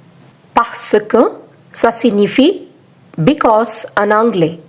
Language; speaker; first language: French; non-native, fluent; Telugu